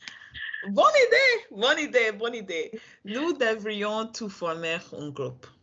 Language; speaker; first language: French; non-native, learner; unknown